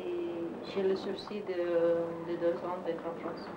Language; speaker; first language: French; non-native, fluent; Portuguese